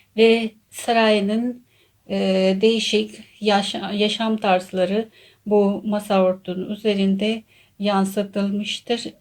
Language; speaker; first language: Turkish; non-native, fluent; Urdu